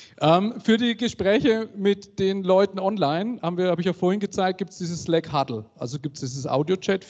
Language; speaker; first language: German; native; German